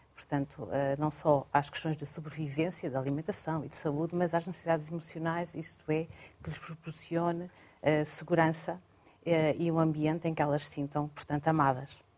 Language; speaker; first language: Portuguese; native; Portuguese